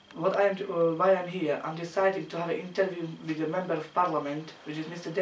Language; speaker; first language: English; non-native, learner; Slovak